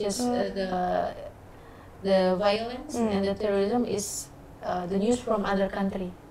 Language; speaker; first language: English; non-native, learner; Indonesian